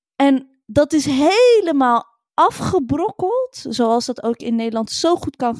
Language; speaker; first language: Dutch; early bilingual, other home language; Arabic